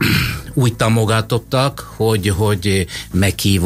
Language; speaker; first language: Hungarian; non-native, fluent; Italian